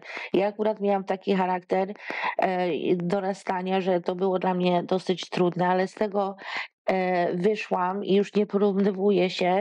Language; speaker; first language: Polish; early bilingual, heritage; Polish